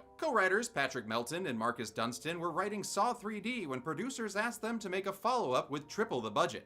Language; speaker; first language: English; native; English